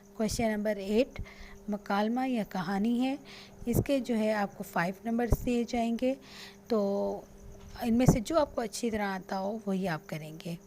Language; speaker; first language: Urdu; native; Urdu